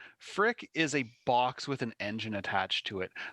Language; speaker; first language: English; native; English